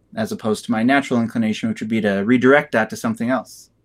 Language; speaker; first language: English; native; English